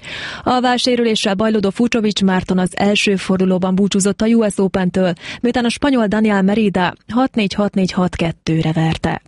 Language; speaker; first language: Hungarian; native; Hungarian